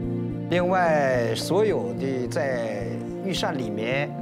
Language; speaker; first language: Chinese; native; Chinese